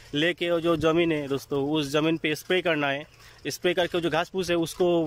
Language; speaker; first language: Hindi; non-native, local second language; Bangla